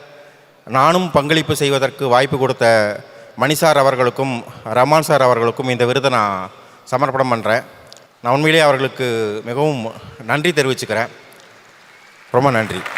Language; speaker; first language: Tamil; native; Tamil